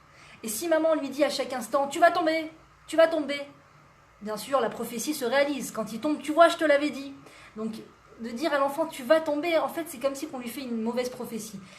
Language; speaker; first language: French; native; French